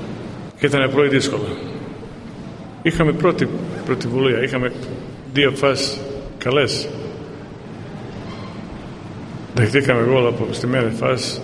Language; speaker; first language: Greek; non-native, fluent; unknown